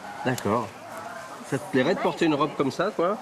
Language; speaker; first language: French; native; French